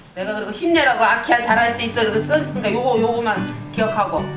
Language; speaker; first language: Korean; native; Korean